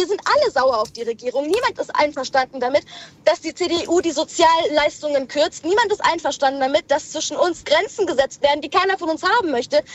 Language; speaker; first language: German; early bilingual, other home language; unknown